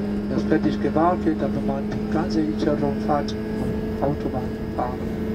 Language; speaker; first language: German; non-native, learner; Spanish